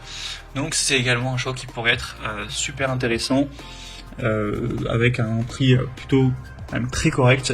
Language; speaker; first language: French; native; French